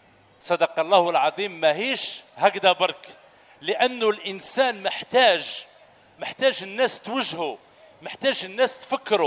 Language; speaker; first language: Arabic; native; Arabic